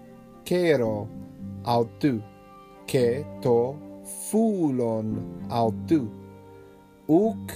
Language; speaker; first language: Greek; non-native, learner; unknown